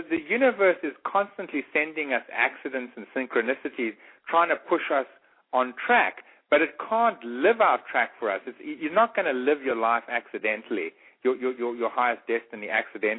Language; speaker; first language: English; native; English